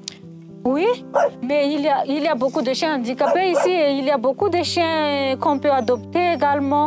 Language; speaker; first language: French; non-native, local second language; Malagasy